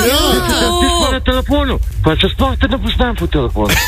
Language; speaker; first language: Slovenian; native; Slovenian